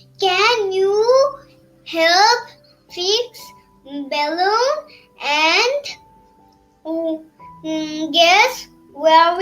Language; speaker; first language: English; non-native, learner; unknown